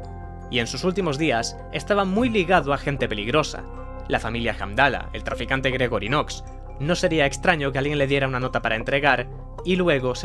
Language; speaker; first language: Spanish; native; Spanish